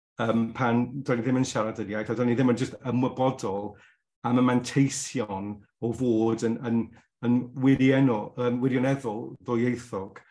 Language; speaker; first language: Welsh; non-native, local second language; English